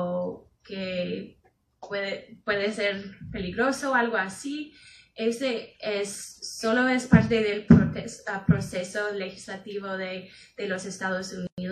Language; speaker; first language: Spanish; non-native, fluent; English